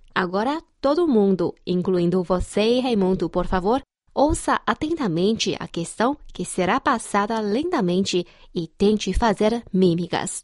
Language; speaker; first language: Portuguese; non-native, fluent; Chinese